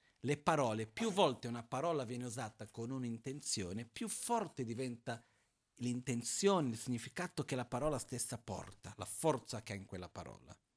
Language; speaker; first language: Italian; non-native, fluent; Portuguese